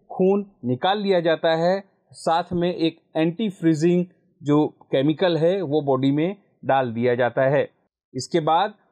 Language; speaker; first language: Hindi; non-native, local second language; Gujarati